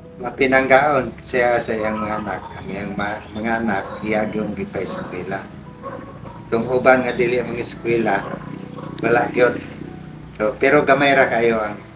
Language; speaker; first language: Cebuano; non-native, local second language; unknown